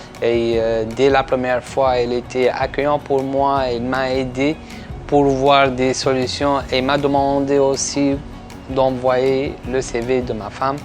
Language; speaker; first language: French; non-native, local second language; Arabic